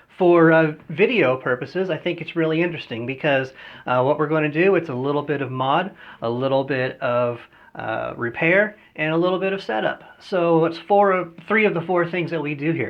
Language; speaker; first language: English; native; English